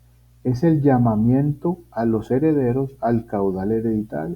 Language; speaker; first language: Spanish; native; Spanish